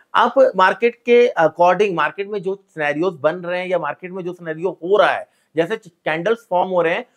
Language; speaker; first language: Hindi; native; Hindi